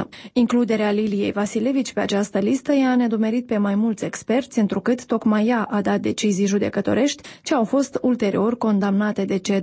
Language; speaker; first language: Romanian; native; Romanian